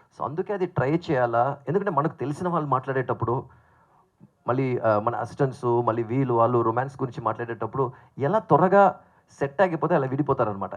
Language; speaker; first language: Telugu; native; Telugu